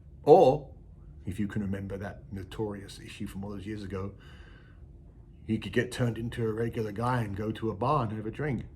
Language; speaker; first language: English; native; English